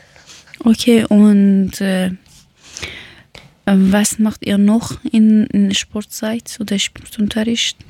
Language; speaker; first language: German; non-native, learner; Persian